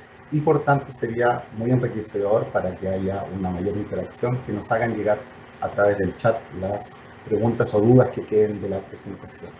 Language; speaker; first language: Spanish; native; Spanish